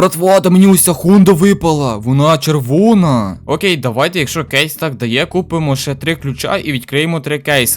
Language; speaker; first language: Ukrainian; native; Ukrainian